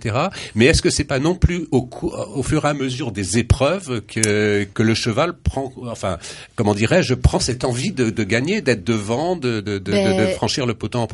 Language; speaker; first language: French; native; French